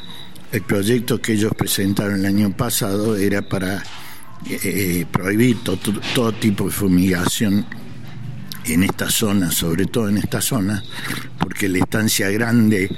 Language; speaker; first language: Spanish; native; Spanish